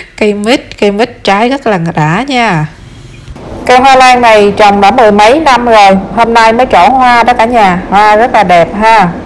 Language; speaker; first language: Vietnamese; native; Vietnamese